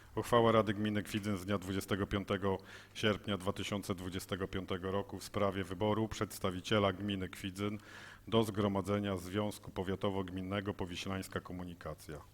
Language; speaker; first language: Polish; native; Polish